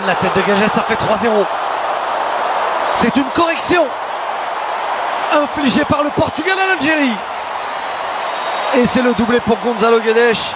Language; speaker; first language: French; native; French